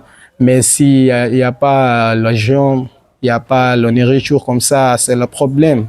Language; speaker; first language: French; non-native, learner; Swahili